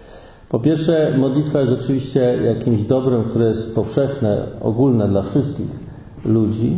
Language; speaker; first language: Polish; native; Polish